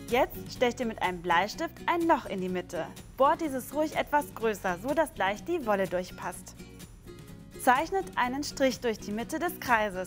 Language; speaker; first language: German; native; German